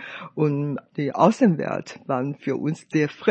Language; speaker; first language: German; non-native, fluent; Chinese